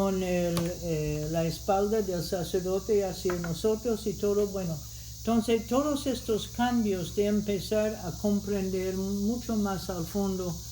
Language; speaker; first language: Spanish; non-native, fluent; English